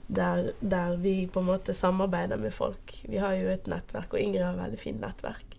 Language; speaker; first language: Norwegian; early bilingual, other home language; Portuguese